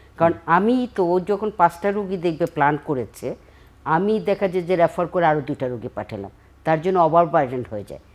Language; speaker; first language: Bangla; native; Bangla